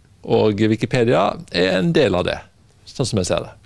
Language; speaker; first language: Norwegian; non-native, fluent; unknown